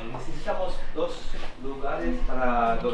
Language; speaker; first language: Spanish; non-native, learner; French